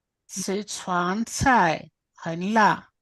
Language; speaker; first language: Chinese; non-native, learner; Greek